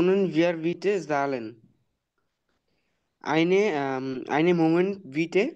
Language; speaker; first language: German; non-native, learner; Bangla